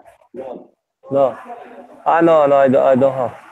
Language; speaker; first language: English; non-native, learner; Spanish